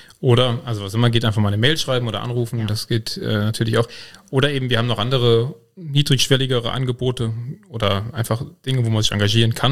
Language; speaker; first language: German; native; German